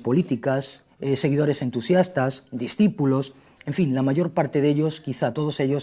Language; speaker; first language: Spanish; native; Spanish